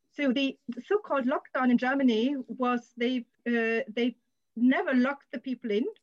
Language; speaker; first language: English; non-native, fluent; German